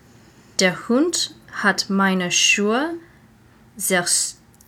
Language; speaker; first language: German; non-native, learner; English